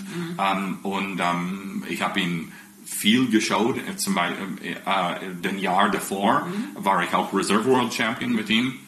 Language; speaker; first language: German; non-native, fluent; English